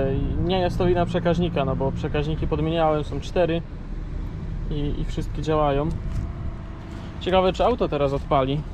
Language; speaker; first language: Polish; native; Polish